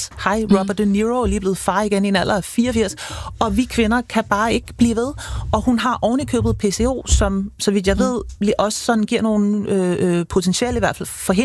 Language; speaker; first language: Danish; native; Danish